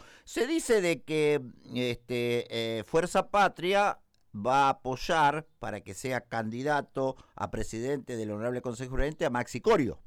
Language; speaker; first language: Spanish; native; Spanish